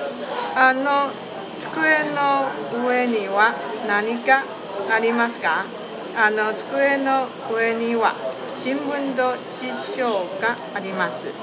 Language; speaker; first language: Japanese; non-native, learner; Chinese